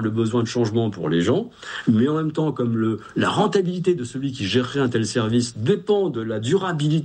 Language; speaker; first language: French; native; French